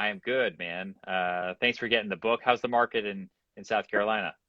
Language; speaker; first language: English; native; English